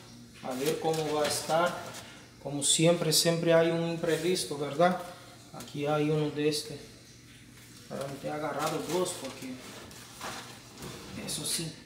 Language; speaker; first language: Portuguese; non-native, learner; Spanish